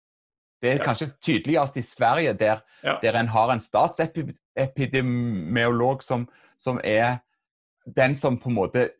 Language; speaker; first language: Norwegian; native; Norwegian